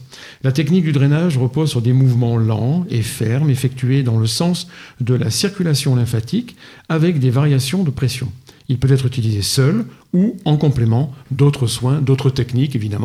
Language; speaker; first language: French; native; French